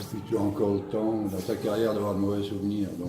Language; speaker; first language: French; native; French